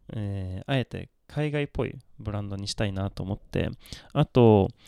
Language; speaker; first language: Japanese; non-native, fluent; Swedish